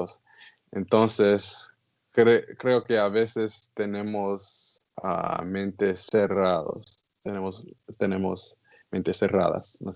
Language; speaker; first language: Spanish; non-native, learner; English